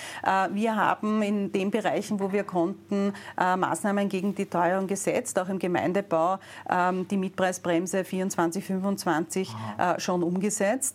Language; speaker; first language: German; native; German